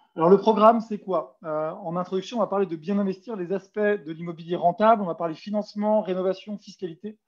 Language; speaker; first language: French; native; French